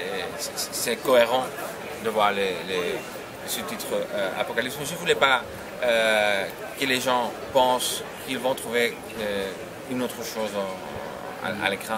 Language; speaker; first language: French; non-native, fluent; Spanish